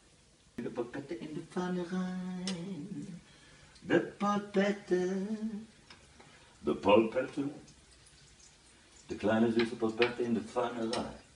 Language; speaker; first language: German; early bilingual, other home language; Italian